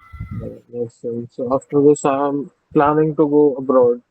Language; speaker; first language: English; non-native, local second language; Hindi